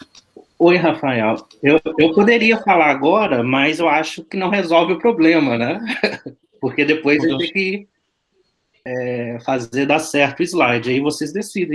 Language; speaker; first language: Portuguese; native; Portuguese